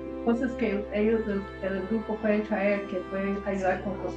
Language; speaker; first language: Spanish; non-native, fluent; English